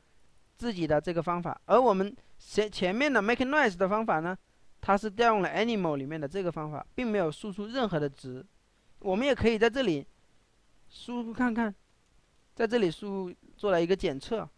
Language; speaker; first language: Chinese; native; Chinese